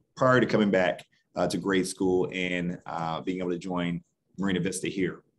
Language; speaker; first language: English; native; English